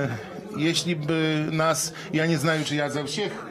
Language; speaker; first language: Polish; non-native, learner; Belarusian